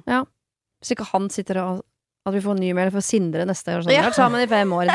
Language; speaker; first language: Norwegian; native; Norwegian